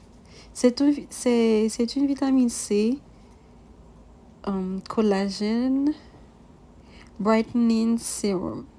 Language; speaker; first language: French; non-native, local second language; Haitian Creole